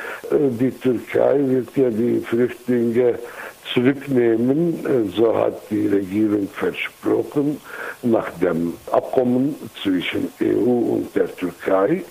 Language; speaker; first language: German; non-native, fluent; Kurdish